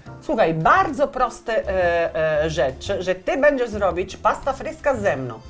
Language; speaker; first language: Polish; non-native, learner; Italian